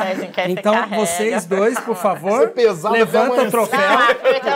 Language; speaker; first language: Portuguese; native; Portuguese